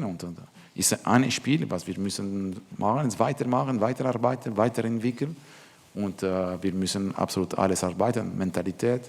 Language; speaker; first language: German; non-native, learner; French